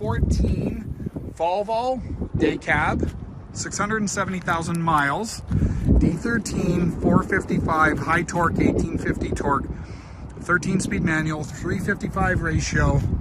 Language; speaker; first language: English; native; English